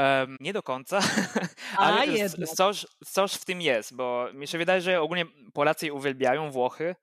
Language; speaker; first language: Polish; non-native, fluent; Italian